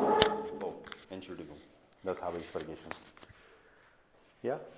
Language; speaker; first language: German; non-native, fluent; Hindi